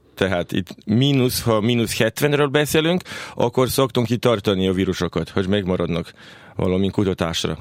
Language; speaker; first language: Hungarian; non-native, local second language; Serbian